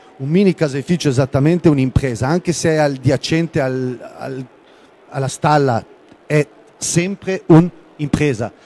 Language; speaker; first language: Italian; non-native, local second language; German